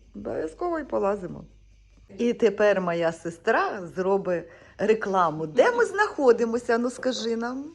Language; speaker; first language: Ukrainian; native; Ukrainian